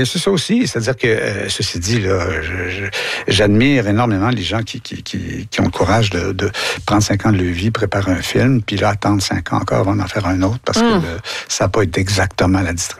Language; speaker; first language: French; native; French